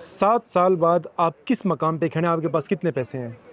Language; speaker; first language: Urdu; native; Urdu